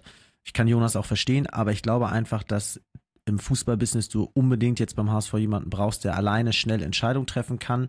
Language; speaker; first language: German; native; German